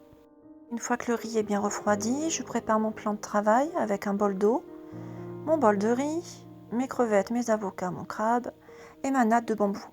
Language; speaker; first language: French; native; French